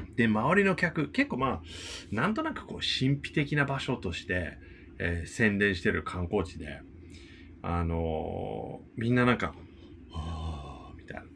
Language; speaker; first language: Japanese; non-native, fluent; English